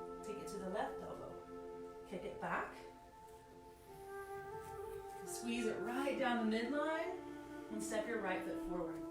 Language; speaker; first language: English; native; English